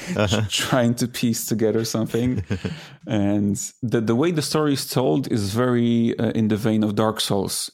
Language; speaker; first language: English; non-native, fluent; Polish